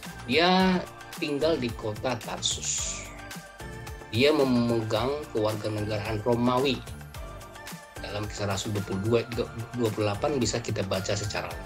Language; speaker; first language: Indonesian; native; Indonesian